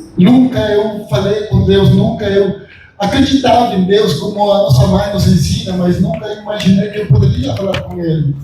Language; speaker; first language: Portuguese; non-native, fluent; Spanish